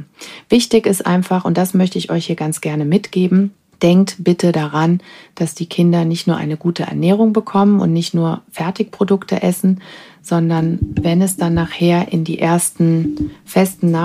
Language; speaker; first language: German; native; German